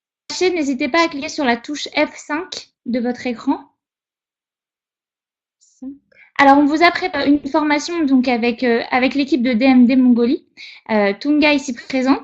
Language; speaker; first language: French; native; French